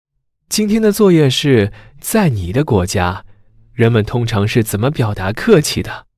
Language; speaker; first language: Chinese; native; Chinese